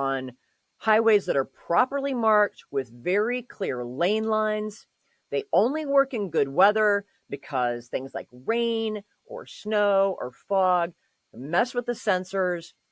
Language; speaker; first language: English; native; English